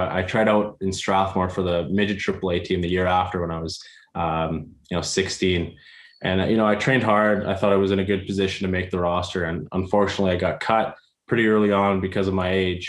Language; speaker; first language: English; native; English